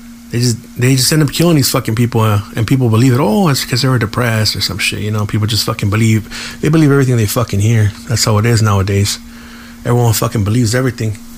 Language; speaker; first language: English; early bilingual, other home language; Spanish